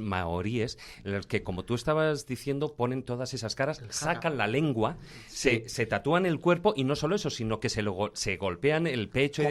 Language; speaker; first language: Spanish; native; Spanish